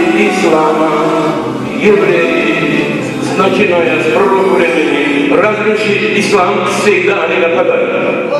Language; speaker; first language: Russian; non-native, local second language; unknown